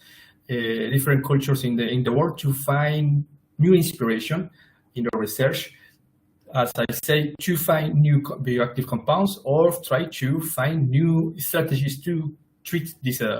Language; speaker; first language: English; non-native, fluent; Spanish